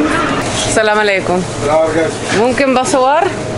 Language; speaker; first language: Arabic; non-native, learner; English